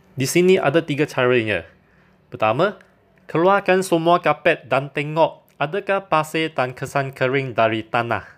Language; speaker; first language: Malay; non-native, local second language; Chinese